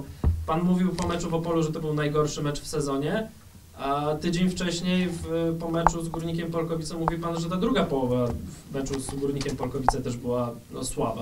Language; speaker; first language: Polish; native; Polish